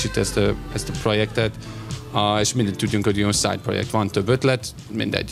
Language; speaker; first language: Hungarian; non-native, fluent; English